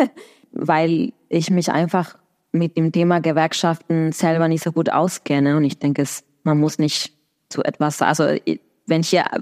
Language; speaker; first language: German; non-native, fluent; Spanish